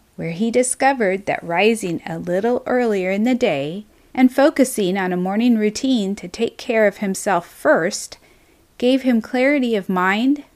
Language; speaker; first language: English; native; English